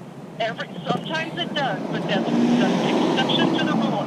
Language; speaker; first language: English; native; English